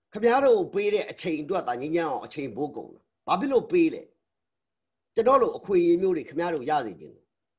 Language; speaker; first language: Burmese; native; Burmese